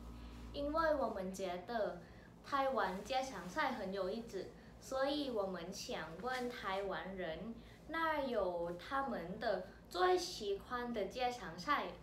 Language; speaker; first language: Chinese; non-native, learner; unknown